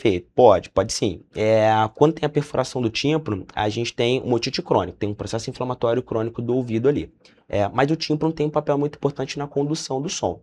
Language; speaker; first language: Portuguese; native; Portuguese